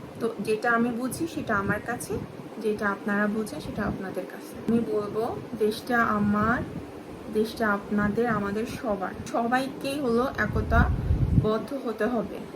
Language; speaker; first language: Bangla; non-native, local second language; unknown